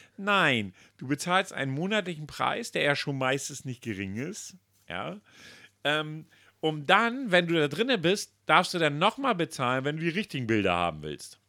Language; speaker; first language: German; native; German